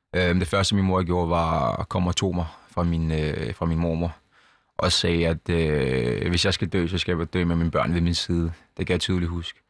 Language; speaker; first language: Danish; early bilingual, other home language; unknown